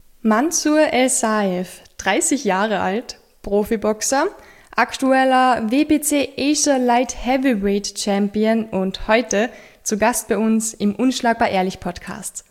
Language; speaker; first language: German; native; German